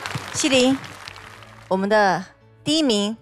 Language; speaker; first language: Chinese; native; Chinese